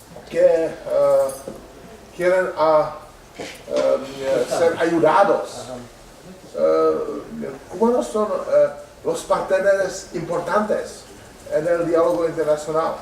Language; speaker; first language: Spanish; non-native, learner; Czech